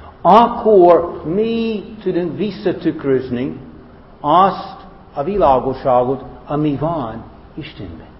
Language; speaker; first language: Hungarian; non-native, fluent; English